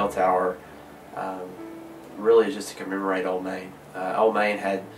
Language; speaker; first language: English; native; English